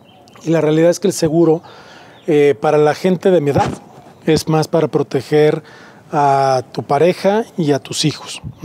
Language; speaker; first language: Spanish; native; Spanish